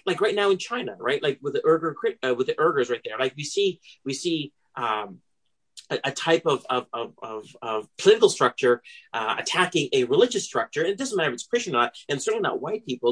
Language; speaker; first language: English; native; English